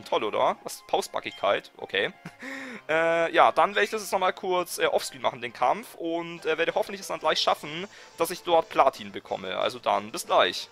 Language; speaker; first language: German; native; German